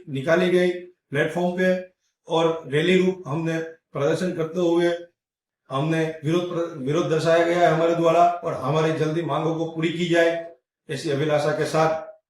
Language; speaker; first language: Hindi; non-native, local second language; Gujarati